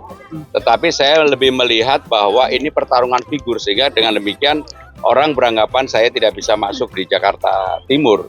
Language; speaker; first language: Indonesian; native; Indonesian